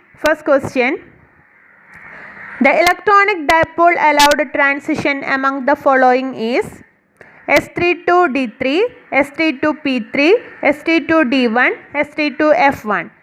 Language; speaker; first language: English; non-native, local second language; Malayalam